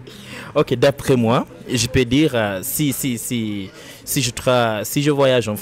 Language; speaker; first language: French; non-native, learner; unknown